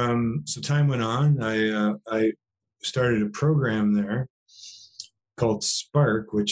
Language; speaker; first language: English; native; English